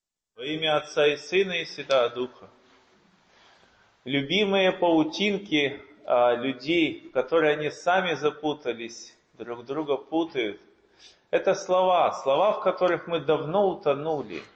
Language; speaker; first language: Russian; native; Russian